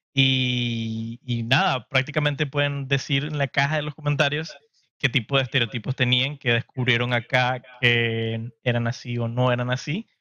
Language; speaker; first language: Spanish; native; Spanish